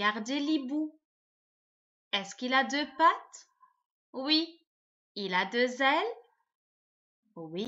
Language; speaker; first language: French; non-native, local second language; Arabic